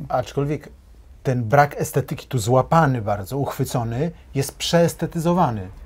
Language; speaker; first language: Polish; native; Polish